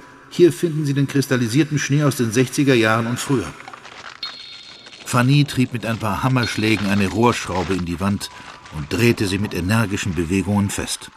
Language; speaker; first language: German; native; German